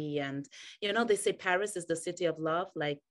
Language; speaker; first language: English; non-native, fluent; German